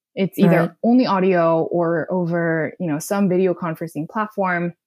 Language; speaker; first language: English; non-native, fluent; Korean